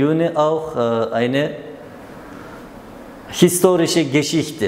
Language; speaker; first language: German; non-native, learner; Uzbek